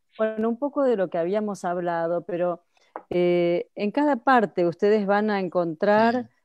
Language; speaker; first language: Spanish; native; Spanish